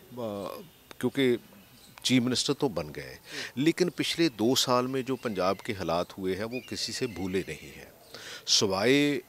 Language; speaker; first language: Hindi; non-native, local second language; Punjabi